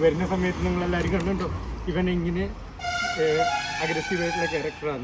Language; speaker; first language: Malayalam; native; Malayalam